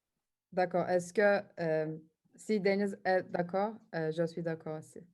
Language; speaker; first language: French; non-native, fluent; Turkish